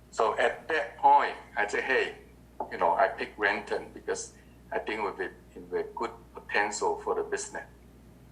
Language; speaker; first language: English; non-native, learner; Vietnamese